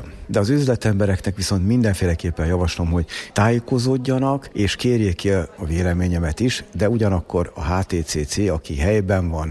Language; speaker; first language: Hungarian; native; Hungarian